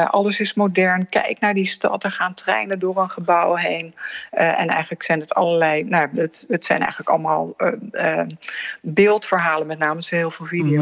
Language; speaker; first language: Dutch; native; Dutch